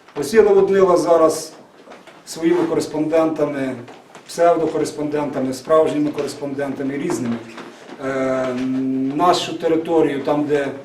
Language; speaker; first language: Ukrainian; native; Ukrainian